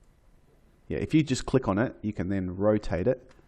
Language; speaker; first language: English; native; English